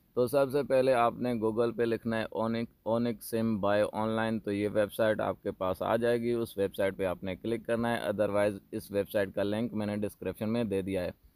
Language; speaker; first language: Urdu; native; Urdu